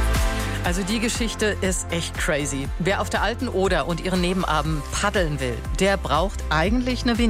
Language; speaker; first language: German; native; German